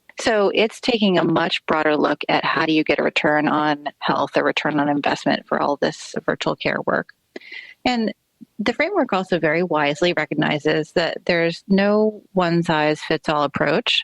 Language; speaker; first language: English; native; English